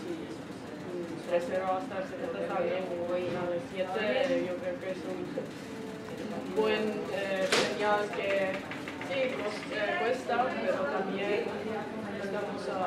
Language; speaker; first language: Spanish; non-native, learner; Norwegian